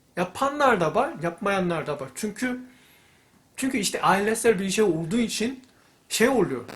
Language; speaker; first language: Turkish; non-native, fluent; Korean